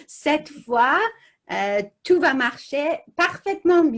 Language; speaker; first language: French; non-native, learner; English